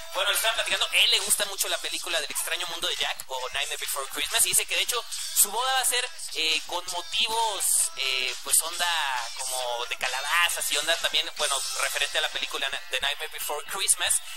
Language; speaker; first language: Spanish; native; Spanish